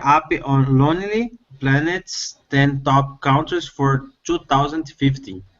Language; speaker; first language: English; non-native, learner; Portuguese